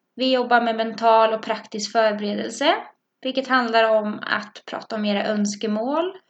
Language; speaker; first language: Swedish; native; Swedish